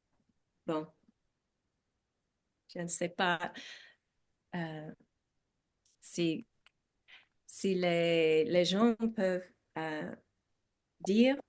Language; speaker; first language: French; non-native, learner; English